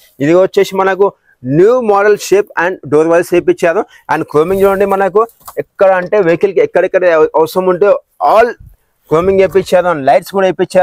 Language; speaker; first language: Telugu; native; Telugu